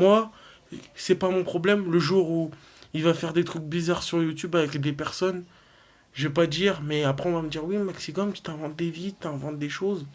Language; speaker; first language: French; native; French